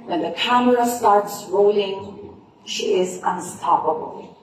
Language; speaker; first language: English; non-native, local second language; Filipino